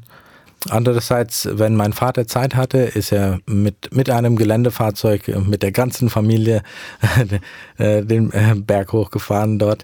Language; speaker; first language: German; early bilingual, heritage; German